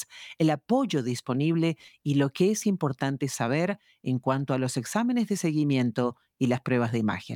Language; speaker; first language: Spanish; native; Spanish